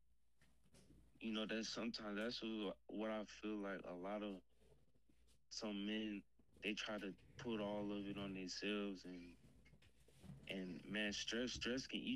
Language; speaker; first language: English; native; English